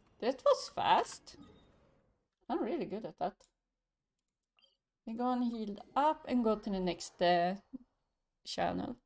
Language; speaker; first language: English; non-native, learner; Swedish